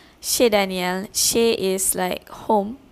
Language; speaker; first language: French; non-native, fluent; Malay